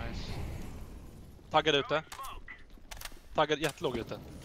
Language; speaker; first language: Swedish; native; Swedish